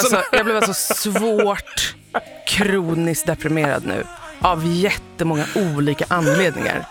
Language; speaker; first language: Swedish; native; Swedish